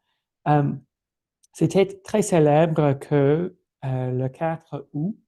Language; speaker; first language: French; non-native, fluent; English